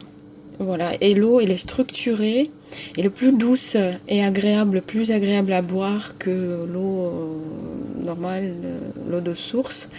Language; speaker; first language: French; non-native, fluent; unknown